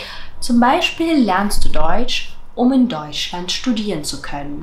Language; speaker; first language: German; non-native, fluent; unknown